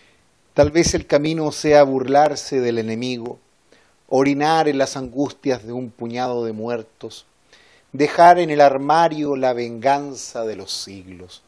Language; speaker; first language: Spanish; native; Spanish